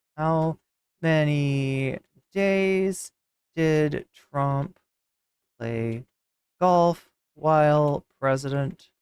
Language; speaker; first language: English; native; English